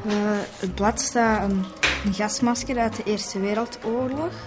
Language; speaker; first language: Dutch; native; Dutch